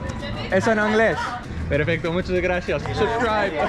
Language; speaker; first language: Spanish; non-native, learner; English